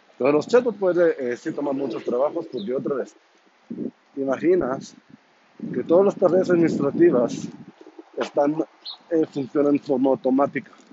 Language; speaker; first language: Spanish; non-native, fluent; Hebrew